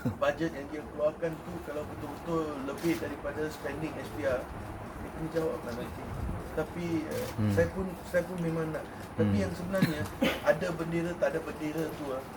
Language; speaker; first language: Malay; non-native, local second language; Tamil